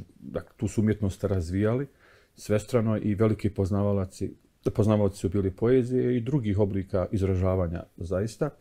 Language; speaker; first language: Bosnian; native; Bosnian